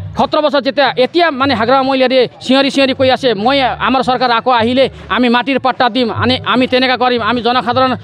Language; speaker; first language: Assamese; non-native, local second language; Nepali